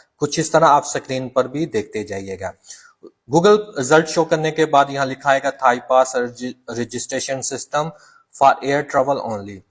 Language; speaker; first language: Urdu; non-native, local second language; Punjabi